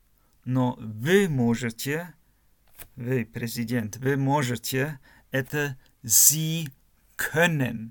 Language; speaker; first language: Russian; non-native, learner; German